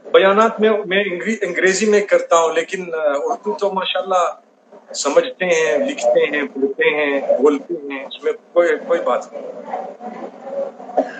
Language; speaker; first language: Hindi; non-native, fluent; English